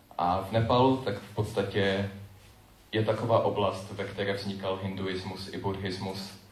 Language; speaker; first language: Czech; native; Czech